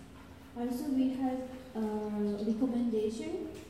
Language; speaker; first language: English; non-native, learner; Japanese